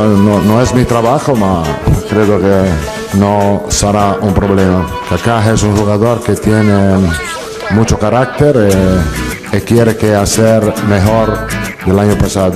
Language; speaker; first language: Spanish; non-native, learner; Italian